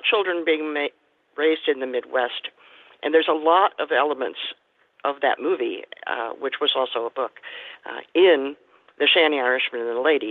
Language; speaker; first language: English; native; English